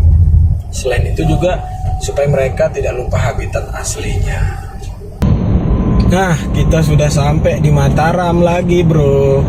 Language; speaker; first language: Indonesian; native; Indonesian